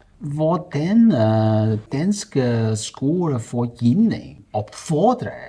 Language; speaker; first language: Danish; non-native, learner; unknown